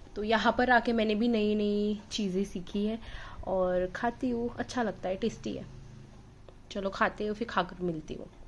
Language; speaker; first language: Hindi; native; Hindi